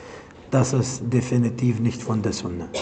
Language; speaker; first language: German; non-native, fluent; Arabic